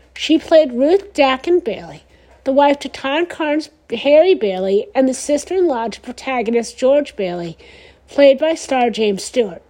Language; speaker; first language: English; native; English